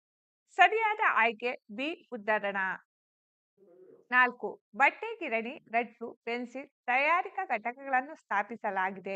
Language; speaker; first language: Kannada; native; Kannada